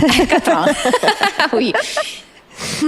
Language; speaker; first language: French; non-native, fluent; Italian